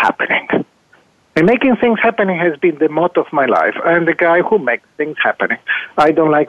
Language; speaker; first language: English; non-native, fluent; Italian